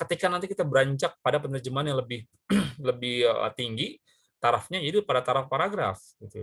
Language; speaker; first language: Indonesian; native; Indonesian